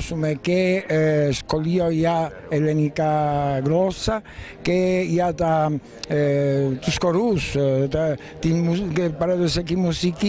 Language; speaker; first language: Greek; non-native, learner; Italian